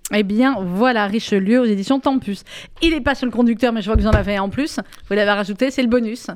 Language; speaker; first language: French; native; French